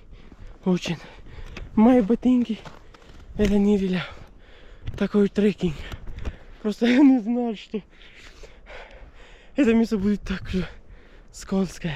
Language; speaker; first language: Russian; non-native, learner; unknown